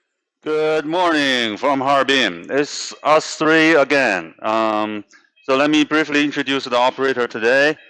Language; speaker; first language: English; non-native, fluent; Chinese